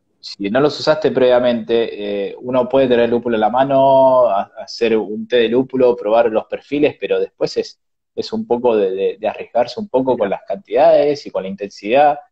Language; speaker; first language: Spanish; native; Spanish